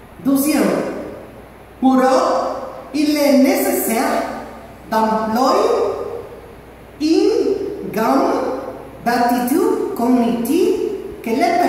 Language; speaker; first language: French; non-native, learner; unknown